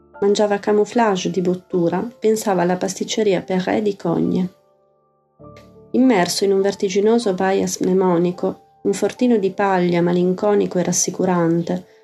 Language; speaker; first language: Italian; native; Italian